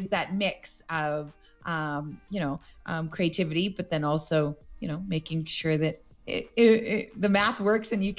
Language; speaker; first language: English; native; English